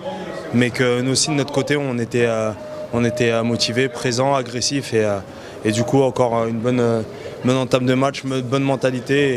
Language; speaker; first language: French; native; French